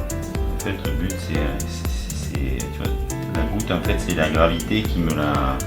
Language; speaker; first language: French; native; French